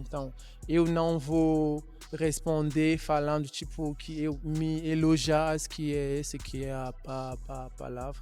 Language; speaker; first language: Portuguese; non-native, learner; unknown